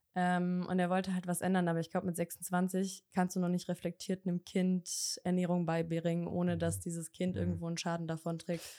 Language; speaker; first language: German; early bilingual, other home language; Bosnian